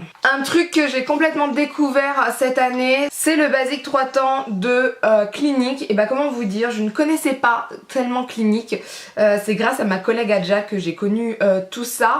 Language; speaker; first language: French; native; French